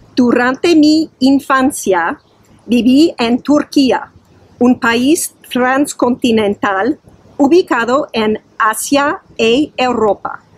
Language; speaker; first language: Spanish; non-native, fluent; English